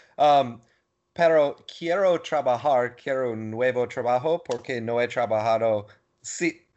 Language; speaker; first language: Spanish; non-native, learner; English